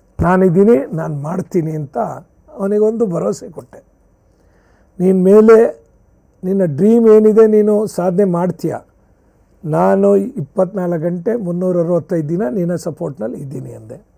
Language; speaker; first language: Kannada; native; Kannada